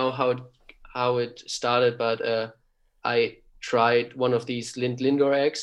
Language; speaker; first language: English; non-native, fluent; German